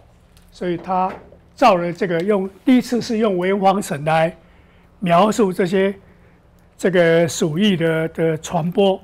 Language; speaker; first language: Chinese; native; Chinese